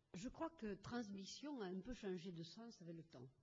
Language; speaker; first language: French; native; French